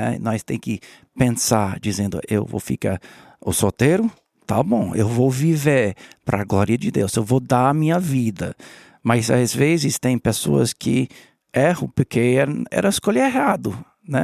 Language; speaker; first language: Portuguese; non-native, learner; English